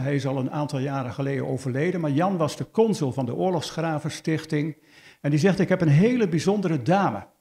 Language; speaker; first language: Dutch; native; Dutch